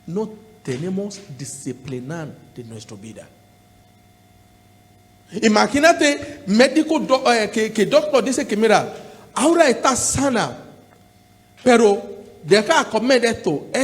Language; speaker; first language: Spanish; non-native, learner; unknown